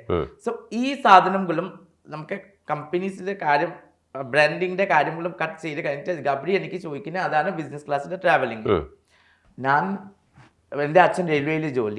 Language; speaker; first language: Malayalam; non-native, learner; Assamese